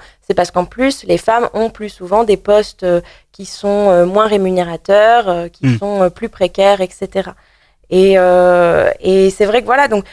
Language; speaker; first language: French; native; French